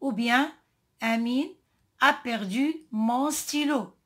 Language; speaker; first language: French; non-native, local second language; Arabic